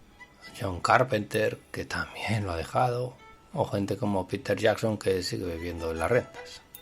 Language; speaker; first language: Spanish; native; Spanish